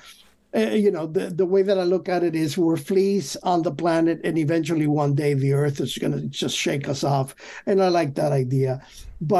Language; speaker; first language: English; early bilingual, other home language; Spanish